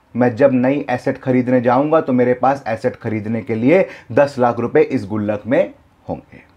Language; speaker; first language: Hindi; native; Hindi